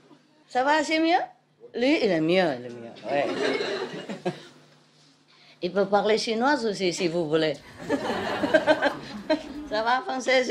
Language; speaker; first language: French; non-native, learner; Vietnamese